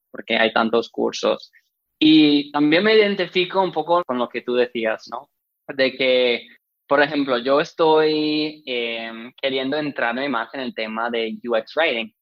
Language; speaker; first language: Spanish; non-native, fluent; English